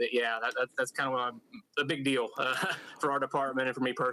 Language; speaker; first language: English; native; English